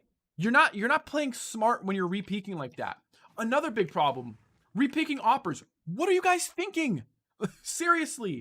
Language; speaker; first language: English; native; English